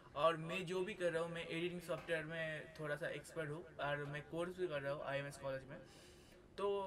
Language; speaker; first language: Hindi; non-native, local second language; Bangla